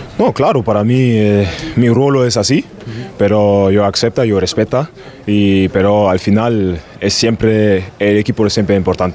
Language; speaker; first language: Spanish; non-native, fluent; German